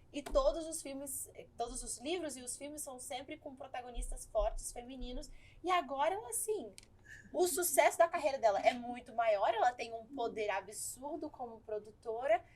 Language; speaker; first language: Portuguese; native; Portuguese